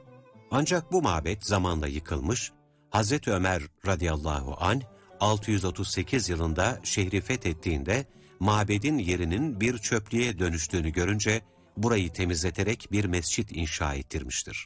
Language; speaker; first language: Turkish; native; Turkish